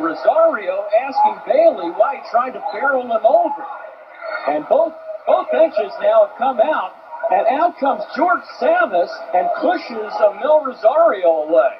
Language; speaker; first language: English; native; English